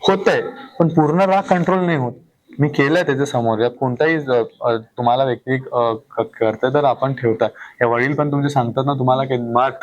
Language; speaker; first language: Marathi; non-native, local second language; Hindi